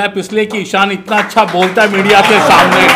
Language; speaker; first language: Hindi; native; Hindi